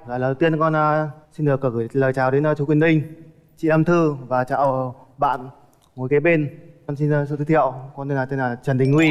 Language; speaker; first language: Vietnamese; native; Vietnamese